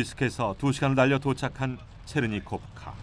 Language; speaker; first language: Korean; native; Korean